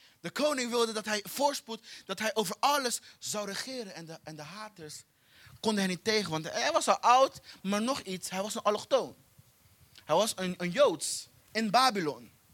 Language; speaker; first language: Dutch; non-native, fluent; Portuguese